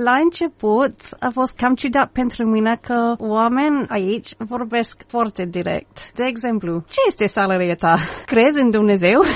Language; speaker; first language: Romanian; non-native, learner; English